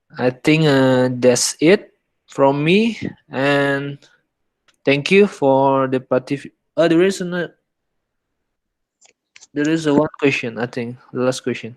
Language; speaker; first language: English; non-native, learner; Indonesian